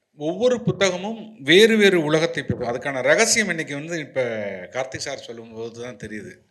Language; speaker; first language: Tamil; non-native, local second language; Malayalam